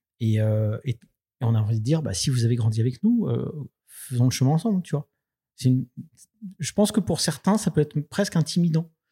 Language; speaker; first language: French; native; French